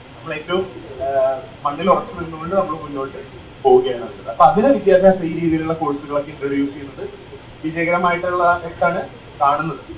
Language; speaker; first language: Malayalam; native; Malayalam